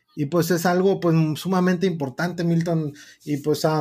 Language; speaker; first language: Spanish; early bilingual, heritage; Spanish